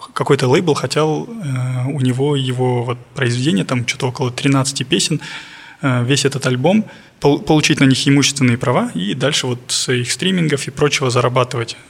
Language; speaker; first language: Russian; non-native, local second language; Kazakh